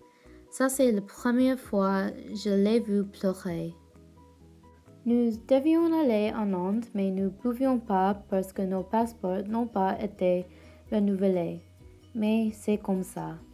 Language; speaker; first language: French; non-native, learner; English